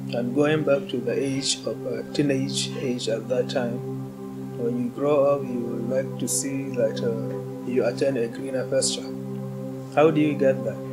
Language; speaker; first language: English; non-native, local second language; Hausa